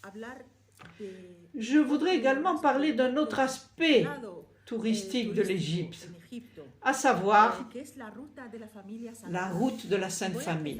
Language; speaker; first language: French; non-native, fluent; Arabic